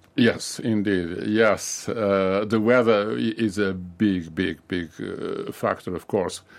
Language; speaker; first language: English; non-native, fluent; Portuguese